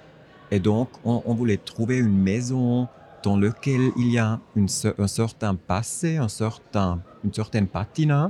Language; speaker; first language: French; non-native, fluent; German